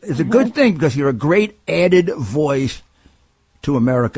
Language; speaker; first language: English; native; English